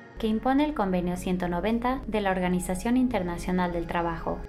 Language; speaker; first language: Spanish; native; Spanish